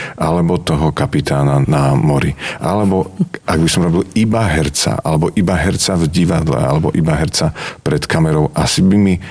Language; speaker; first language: Slovak; non-native, local second language; Rusyn